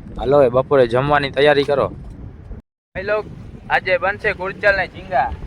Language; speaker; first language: Gujarati; non-native, local second language; Kachhi